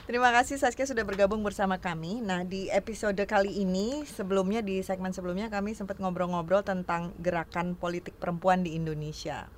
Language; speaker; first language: Indonesian; native; Indonesian